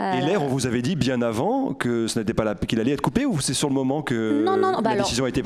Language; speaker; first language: French; native; French